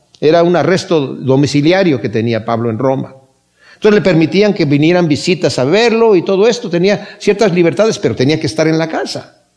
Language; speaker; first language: Spanish; native; Spanish